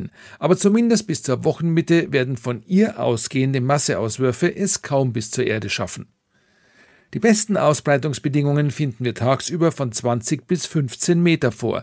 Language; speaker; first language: German; native; German